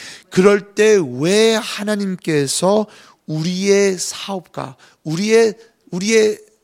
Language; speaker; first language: Korean; native; Korean